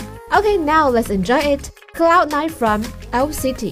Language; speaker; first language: English; non-native, fluent; Chinese